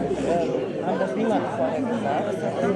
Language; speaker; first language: German; native; German